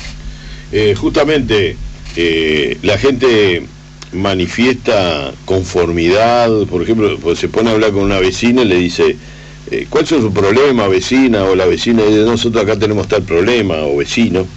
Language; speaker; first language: Spanish; native; Spanish